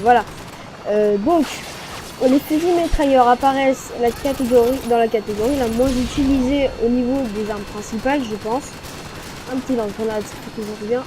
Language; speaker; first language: French; native; French